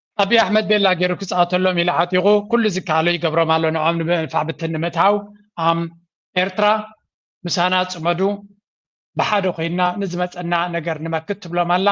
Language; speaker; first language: Tigrinya; native; Tigrinya